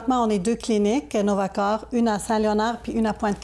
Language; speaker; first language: French; native; French